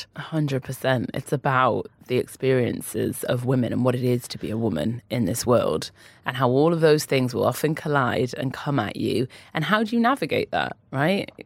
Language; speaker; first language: English; native; English